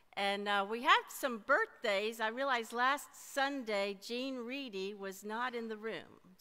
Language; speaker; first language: English; native; English